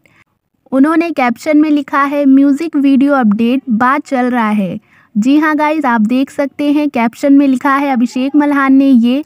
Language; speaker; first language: Hindi; native; Hindi